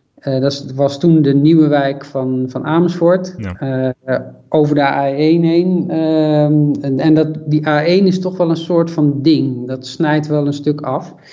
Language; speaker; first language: Dutch; native; Dutch